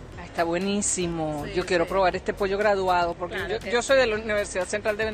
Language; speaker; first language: Spanish; native; Spanish